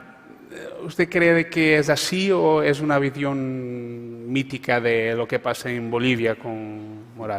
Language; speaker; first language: Spanish; non-native, fluent; Portuguese